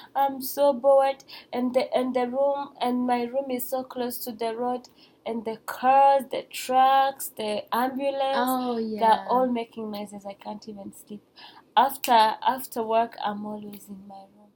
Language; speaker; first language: English; non-native, local second language; Kinyarwanda